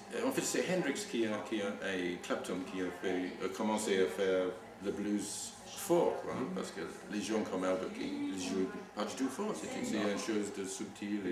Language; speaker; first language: French; non-native, fluent; English